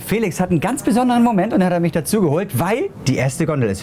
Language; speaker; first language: German; native; German